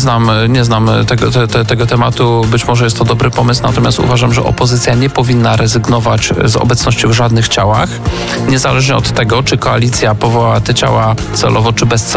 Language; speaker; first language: Polish; native; Polish